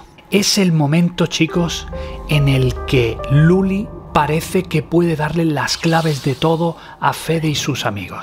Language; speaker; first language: Spanish; native; Spanish